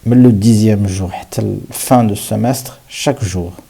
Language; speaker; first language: French; non-native, local second language; Arabic